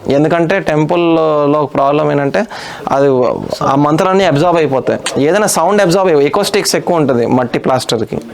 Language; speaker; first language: Telugu; non-native, local second language; Hindi